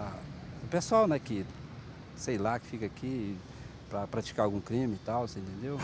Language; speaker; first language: Portuguese; native; Portuguese